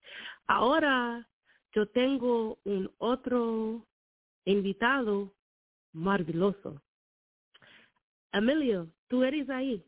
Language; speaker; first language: Spanish; non-native, learner; English